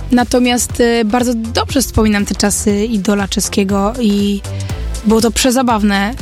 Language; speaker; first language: Polish; early bilingual, heritage; Polish